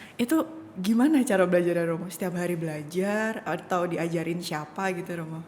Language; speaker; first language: Indonesian; native; Indonesian